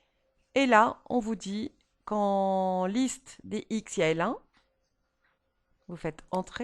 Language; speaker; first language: French; native; French